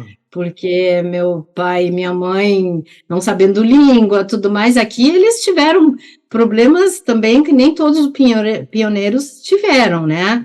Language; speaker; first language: Portuguese; early bilingual, other home language; Persian